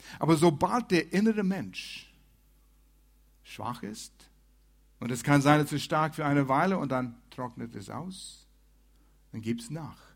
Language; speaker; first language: German; non-native, fluent; English